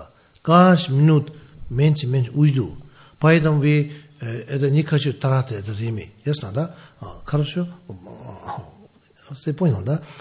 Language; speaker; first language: Russian; non-native, learner; Tibetan